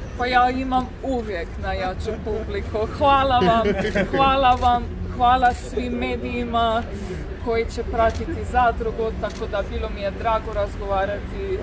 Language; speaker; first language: Serbian; non-native, learner; Slovenian